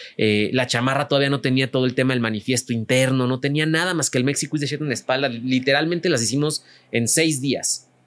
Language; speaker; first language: Spanish; native; Spanish